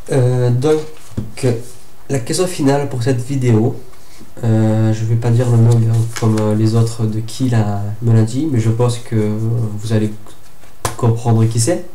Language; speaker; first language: French; native; French